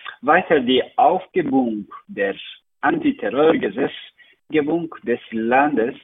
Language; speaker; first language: German; non-native, learner; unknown